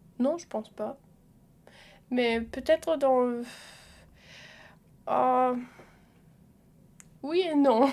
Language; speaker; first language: French; non-native, fluent; German